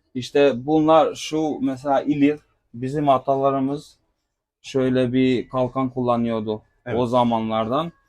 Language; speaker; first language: Turkish; non-native, fluent; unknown